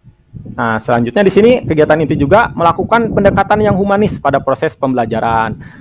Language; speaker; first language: Indonesian; non-native, local second language; Sundanese